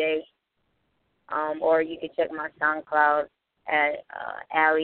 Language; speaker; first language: English; native; English